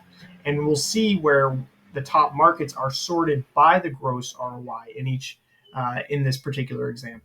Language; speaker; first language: English; native; English